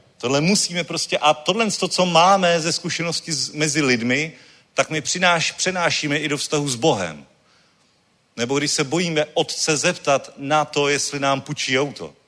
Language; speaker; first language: Czech; native; Czech